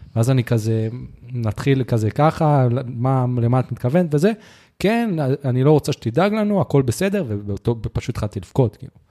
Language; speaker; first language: Hebrew; native; Hebrew